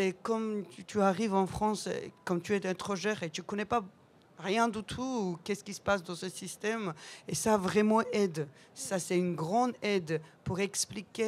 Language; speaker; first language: French; non-native, learner; Georgian